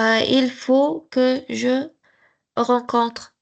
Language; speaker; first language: French; non-native, learner; Arabic